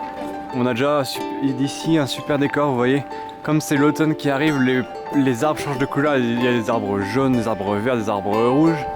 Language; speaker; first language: French; native; French